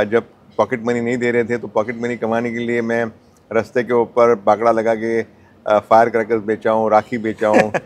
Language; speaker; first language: Hindi; non-native, local second language; Gujarati